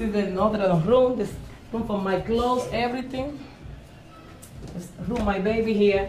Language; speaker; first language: English; non-native, learner; Spanish